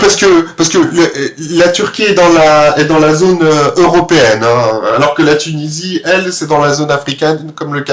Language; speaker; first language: French; native; French